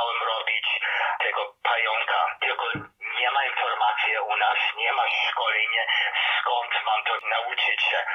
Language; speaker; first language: Polish; early bilingual, heritage; Polish